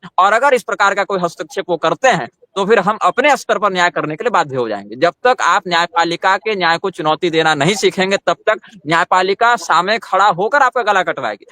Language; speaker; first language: Hindi; native; Hindi